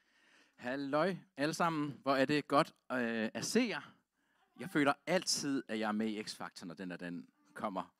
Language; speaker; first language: Danish; native; Danish